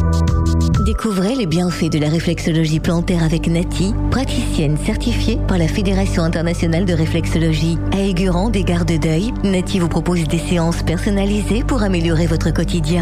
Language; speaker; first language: French; native; French